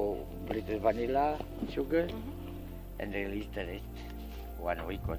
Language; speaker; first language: English; non-native, learner; Romanian